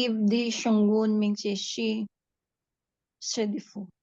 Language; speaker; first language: Chinese; non-native, learner; Filipino